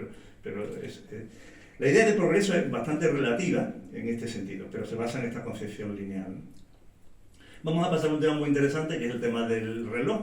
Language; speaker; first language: Spanish; native; Spanish